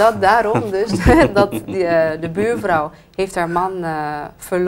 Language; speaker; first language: Dutch; native; Dutch